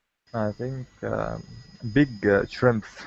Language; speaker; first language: English; non-native, learner; Arabic